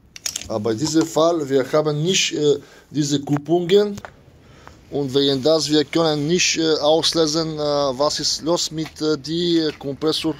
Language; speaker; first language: German; non-native, fluent; Bulgarian